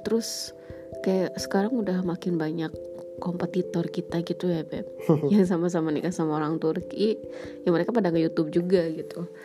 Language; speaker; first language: Indonesian; native; Indonesian